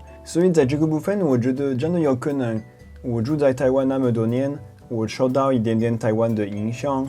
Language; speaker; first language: Chinese; non-native, fluent; French